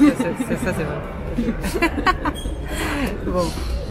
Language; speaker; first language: French; non-native, fluent; Japanese